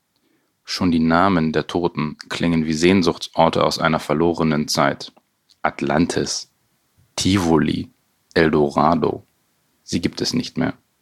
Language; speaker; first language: German; native; German